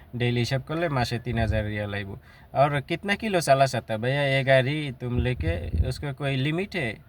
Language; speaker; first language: Hindi; non-native, fluent; Bangla